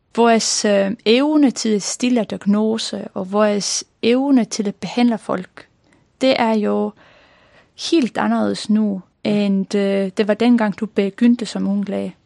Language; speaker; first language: Danish; non-native, fluent; Estonian